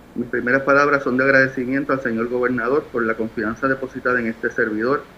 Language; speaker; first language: Spanish; native; Spanish